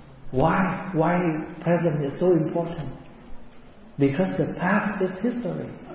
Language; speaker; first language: English; non-native, fluent; Vietnamese